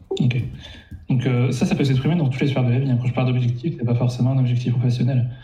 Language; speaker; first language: French; native; French